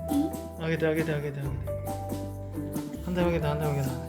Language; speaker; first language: Japanese; native; Japanese